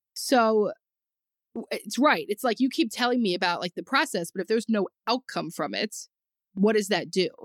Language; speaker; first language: English; native; English